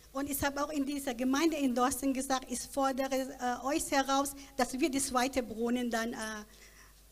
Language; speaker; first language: German; non-native, learner; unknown